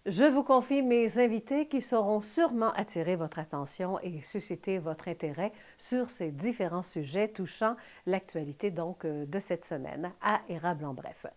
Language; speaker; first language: French; native; French